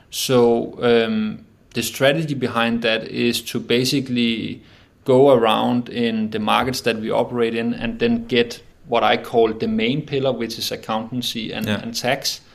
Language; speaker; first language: English; non-native, fluent; Danish